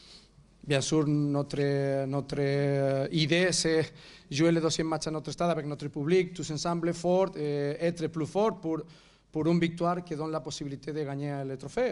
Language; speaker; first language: French; non-native, fluent; Catalan